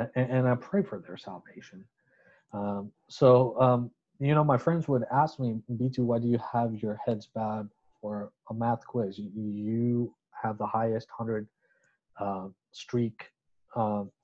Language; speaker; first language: English; non-native, local second language; Bangla